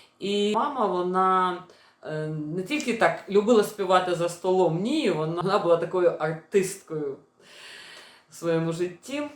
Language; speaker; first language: Ukrainian; non-native, local second language; Russian